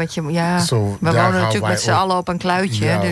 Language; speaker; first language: Dutch; native; Dutch